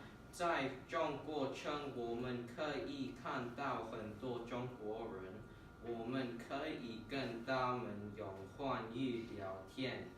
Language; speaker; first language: Chinese; non-native, learner; English